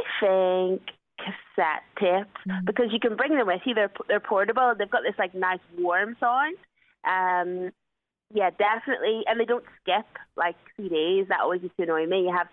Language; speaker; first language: English; native; English